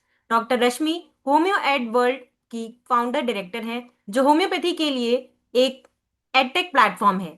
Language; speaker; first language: Hindi; native; Hindi